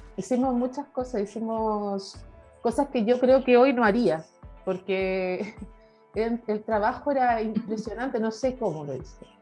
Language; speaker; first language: Spanish; native; Spanish